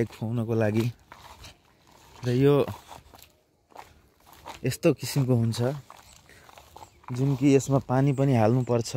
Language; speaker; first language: Nepali; non-native, local second language; Maithili